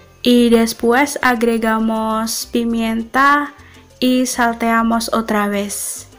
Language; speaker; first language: Spanish; non-native, fluent; Indonesian